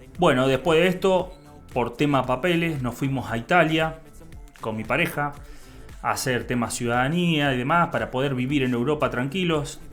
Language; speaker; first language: Spanish; native; Spanish